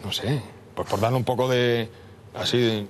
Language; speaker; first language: Spanish; native; Spanish